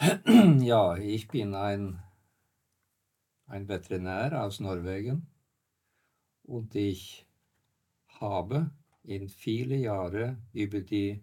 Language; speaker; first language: German; non-native, fluent; Norwegian